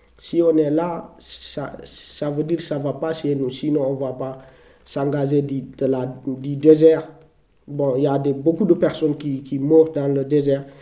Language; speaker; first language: French; non-native, local second language; Fula